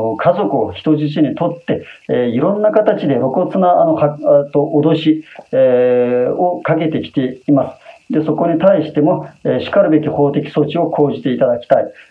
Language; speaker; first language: Japanese; non-native, fluent; Uyghur